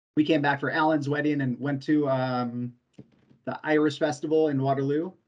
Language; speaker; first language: English; native; English